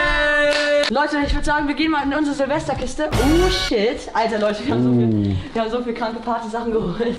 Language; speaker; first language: German; native; German